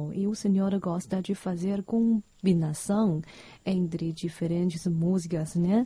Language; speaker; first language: Portuguese; non-native, fluent; Chinese